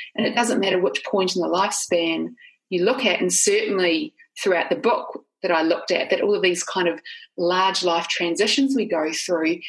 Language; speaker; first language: English; native; English